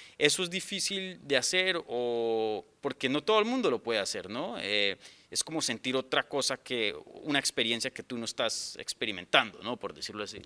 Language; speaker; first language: Spanish; native; Spanish